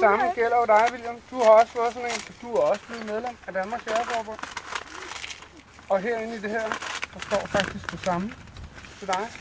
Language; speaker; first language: Danish; native; Danish